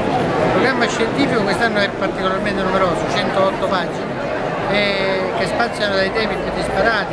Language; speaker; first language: Italian; native; Italian